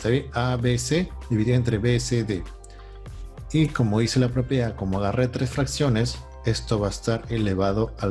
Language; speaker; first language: Spanish; native; Spanish